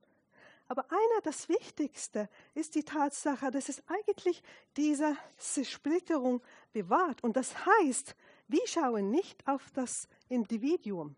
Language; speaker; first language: German; non-native, fluent; Arabic